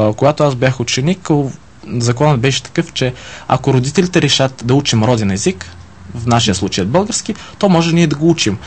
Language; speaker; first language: Bulgarian; early bilingual, heritage; Bulgarian